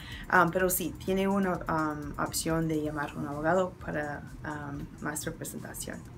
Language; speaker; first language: Spanish; non-native, learner; English